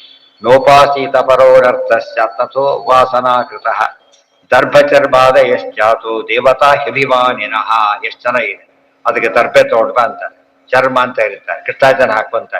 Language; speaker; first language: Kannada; native; Kannada